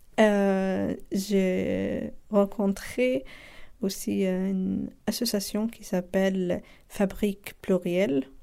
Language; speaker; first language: French; non-native, local second language; Arabic